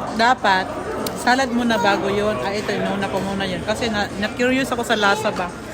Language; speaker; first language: Filipino; non-native, local second language; Cebuano